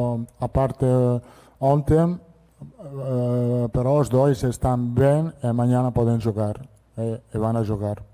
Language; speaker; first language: Portuguese; non-native, fluent; Italian